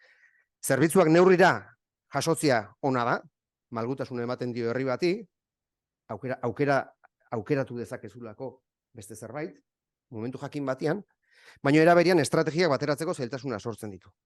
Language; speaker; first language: Basque; native; Basque